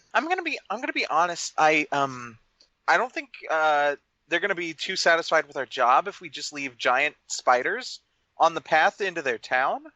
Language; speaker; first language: English; native; English